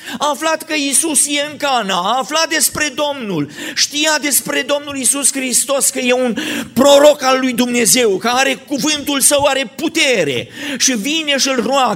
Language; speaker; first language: Romanian; native; Romanian